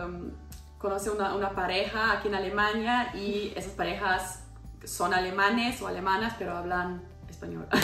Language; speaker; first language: Spanish; non-native, fluent; German